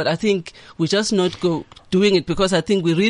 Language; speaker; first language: English; non-native, local second language; Zulu